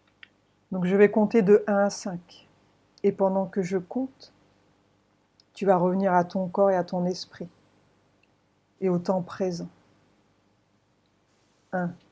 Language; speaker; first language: French; native; French